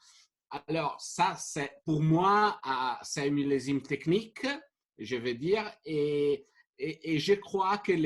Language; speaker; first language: French; non-native, fluent; Italian